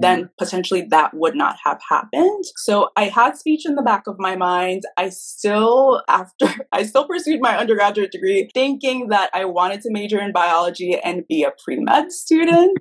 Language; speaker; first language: English; early bilingual, other home language; Haitian Creole